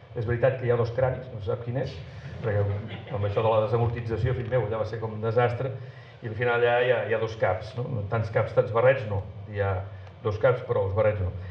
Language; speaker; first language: Catalan; native; Catalan